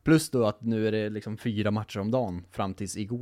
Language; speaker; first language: Swedish; native; Swedish